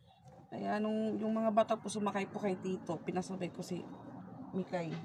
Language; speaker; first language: Filipino; native; Filipino